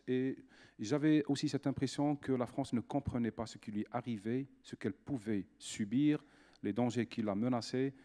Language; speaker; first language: French; non-native, local second language; Arabic